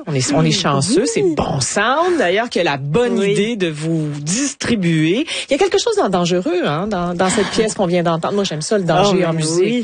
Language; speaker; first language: French; native; French